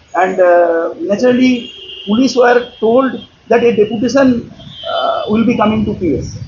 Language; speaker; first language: English; non-native, local second language; Bangla